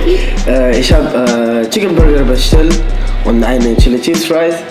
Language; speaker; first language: German; non-native, learner; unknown